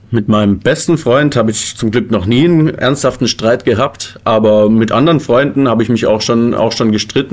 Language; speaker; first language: German; native; German